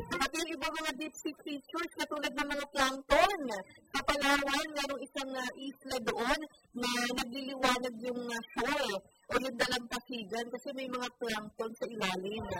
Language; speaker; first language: Filipino; native; Filipino